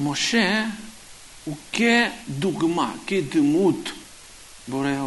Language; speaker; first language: Hebrew; non-native, fluent; Russian